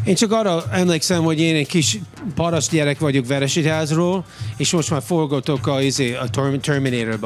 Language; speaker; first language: Hungarian; early bilingual, heritage; English